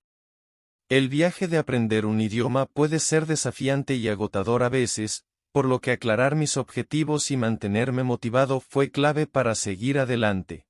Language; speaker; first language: Spanish; non-native, fluent; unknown